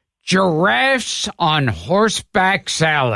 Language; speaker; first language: English; native; English